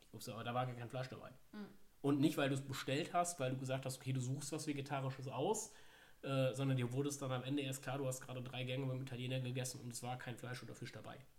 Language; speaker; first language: German; native; German